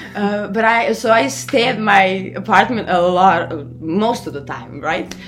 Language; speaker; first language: English; non-native, fluent; Serbian